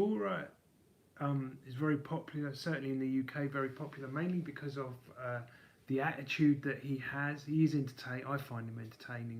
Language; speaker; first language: English; native; English